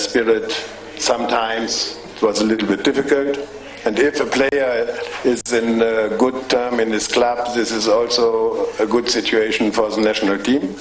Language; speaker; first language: English; non-native, fluent; German